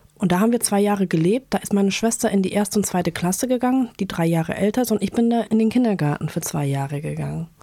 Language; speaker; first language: German; early bilingual, other home language; Turkish